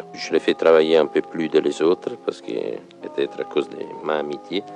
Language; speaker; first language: French; non-native, fluent; Italian